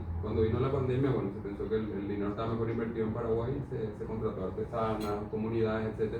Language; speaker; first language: Spanish; native; Spanish